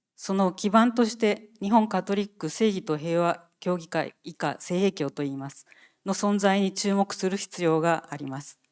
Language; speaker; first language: Japanese; native; Japanese